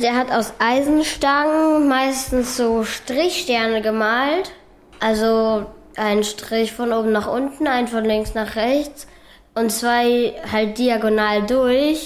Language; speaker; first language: German; native; German